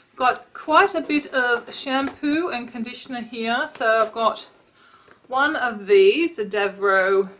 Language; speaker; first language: English; native; English